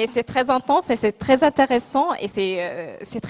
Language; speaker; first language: French; non-native, local second language; Arabic